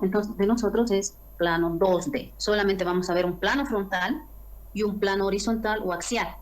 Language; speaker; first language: Spanish; native; Spanish